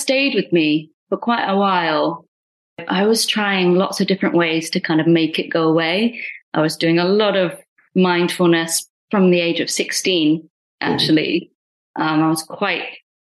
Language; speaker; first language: English; non-native, local second language; Punjabi